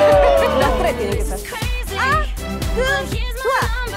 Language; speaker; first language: Spanish; native; Spanish